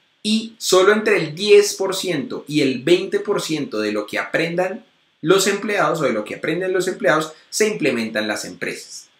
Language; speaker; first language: Spanish; native; Spanish